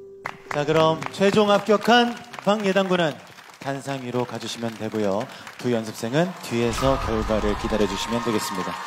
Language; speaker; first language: Korean; native; Korean